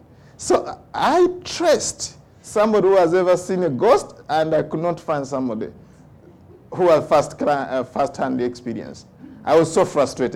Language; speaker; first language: English; non-native, local second language; Ganda